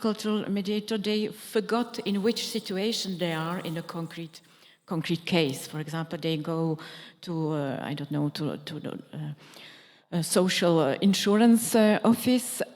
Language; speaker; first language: English; non-native, fluent; Czech